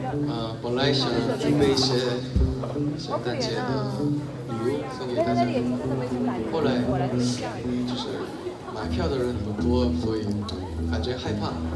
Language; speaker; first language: Chinese; non-native, fluent; Korean